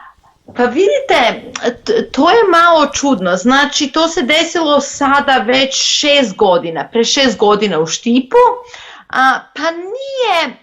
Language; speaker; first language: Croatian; non-native, local second language; Macedonian